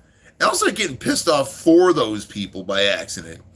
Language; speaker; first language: English; native; English